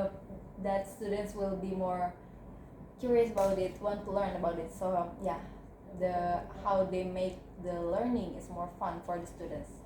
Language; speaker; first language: English; non-native, learner; Indonesian